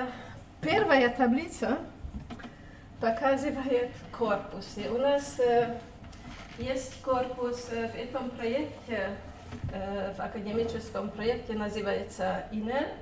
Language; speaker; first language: Russian; non-native, fluent; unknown